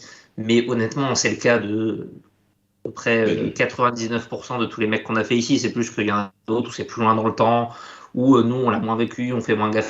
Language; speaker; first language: French; native; French